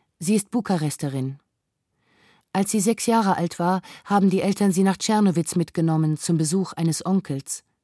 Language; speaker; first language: German; native; German